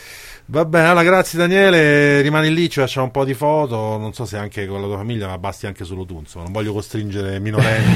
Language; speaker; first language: Italian; native; Italian